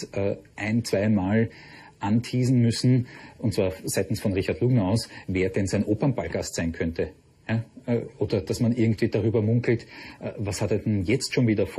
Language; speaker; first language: German; native; German